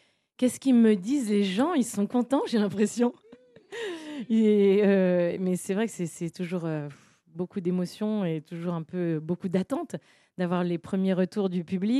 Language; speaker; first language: French; native; French